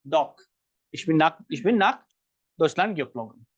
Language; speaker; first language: German; non-native, fluent; Hindi